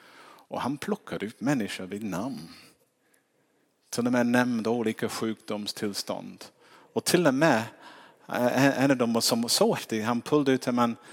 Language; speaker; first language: Swedish; non-native, fluent; English